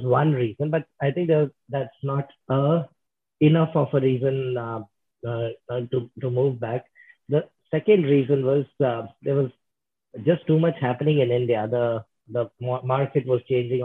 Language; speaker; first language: English; non-native, local second language; Hindi